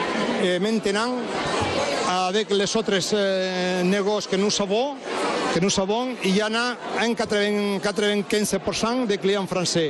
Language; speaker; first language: French; non-native, learner; Spanish